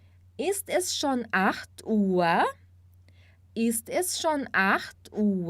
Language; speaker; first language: German; non-native, fluent; Portuguese